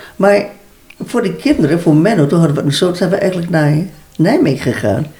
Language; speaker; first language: Dutch; early bilingual, other home language; Malay